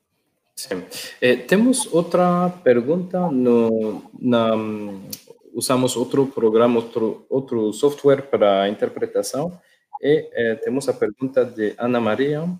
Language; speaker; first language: Portuguese; non-native, learner; Spanish